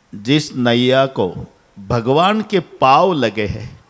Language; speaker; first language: Hindi; non-native, local second language; Marathi